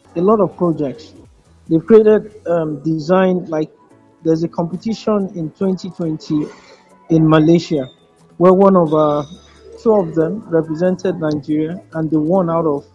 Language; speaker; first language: English; non-native, local second language; Yoruba